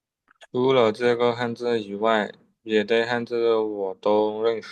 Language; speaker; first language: Chinese; non-native, learner; Burmese